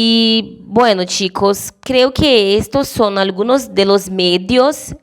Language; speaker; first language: Spanish; non-native, fluent; Portuguese